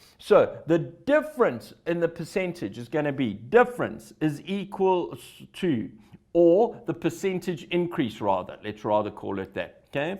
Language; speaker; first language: English; native; English